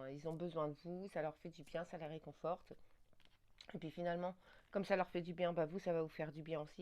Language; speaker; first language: French; native; French